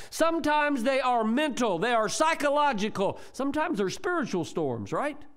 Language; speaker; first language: English; native; English